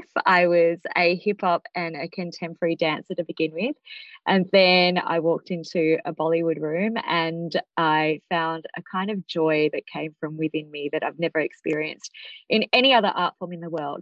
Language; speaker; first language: English; native; English